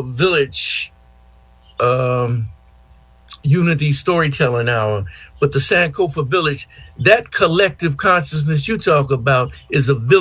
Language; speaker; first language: English; native; English